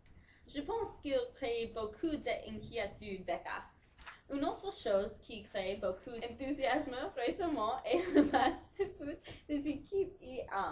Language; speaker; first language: French; non-native, learner; English